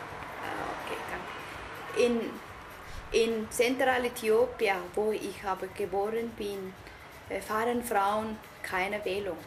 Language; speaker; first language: German; non-native, learner; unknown